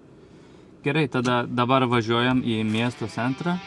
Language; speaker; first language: Lithuanian; non-native, learner; Turkish